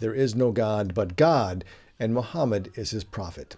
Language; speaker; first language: English; native; English